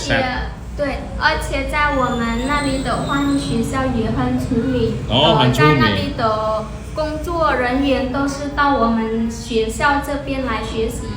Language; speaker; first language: Chinese; non-native, local second language; Khmer